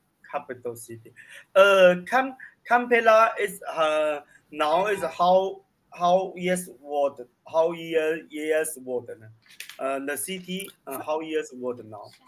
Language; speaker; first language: English; non-native, learner; Chinese